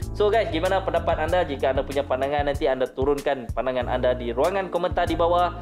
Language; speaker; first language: Malay; native; Malay